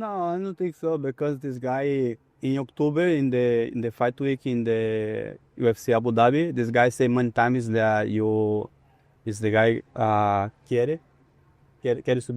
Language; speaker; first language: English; non-native, learner; Portuguese